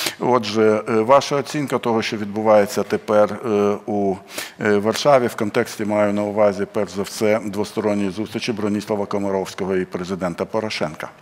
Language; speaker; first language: Ukrainian; native; Ukrainian